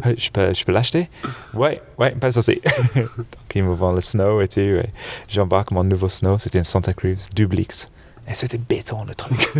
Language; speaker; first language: French; non-native, fluent; English